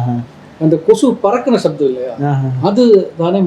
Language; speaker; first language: Tamil; non-native, learner; Malayalam